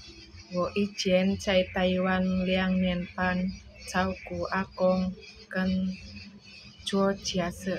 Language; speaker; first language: Chinese; non-native, learner; Indonesian